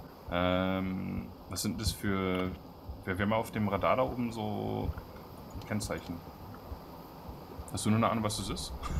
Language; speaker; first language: German; native; German